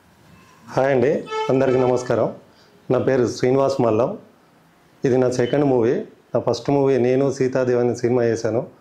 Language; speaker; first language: Telugu; native; Telugu